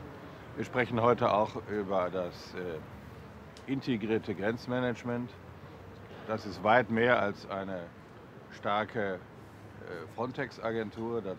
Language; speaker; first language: German; native; German